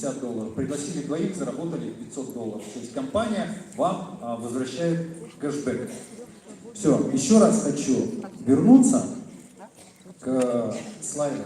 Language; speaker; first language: Russian; native; Russian